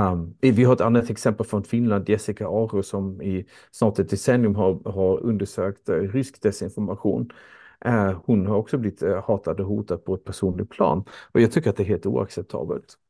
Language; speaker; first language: Swedish; native; Swedish